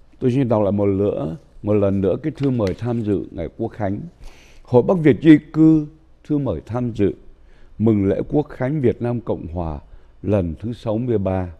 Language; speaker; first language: Vietnamese; native; Vietnamese